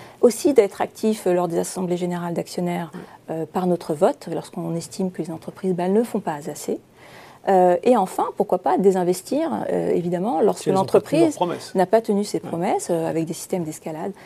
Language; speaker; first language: French; native; French